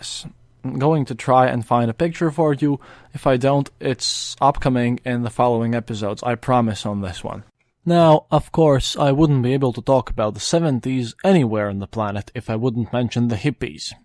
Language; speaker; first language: English; non-native, fluent; Latvian